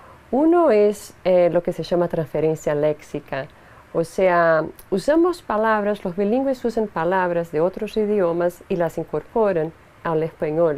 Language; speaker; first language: Spanish; non-native, fluent; Portuguese